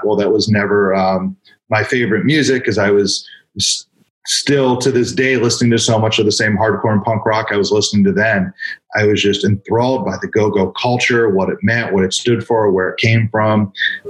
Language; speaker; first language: English; native; English